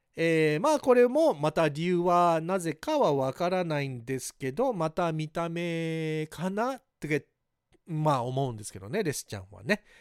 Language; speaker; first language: Japanese; early bilingual, heritage; Japanese